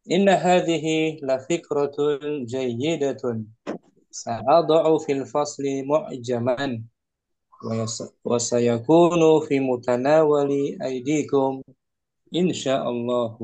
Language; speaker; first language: Arabic; non-native, fluent; Indonesian